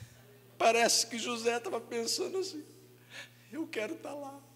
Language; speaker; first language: Portuguese; native; Portuguese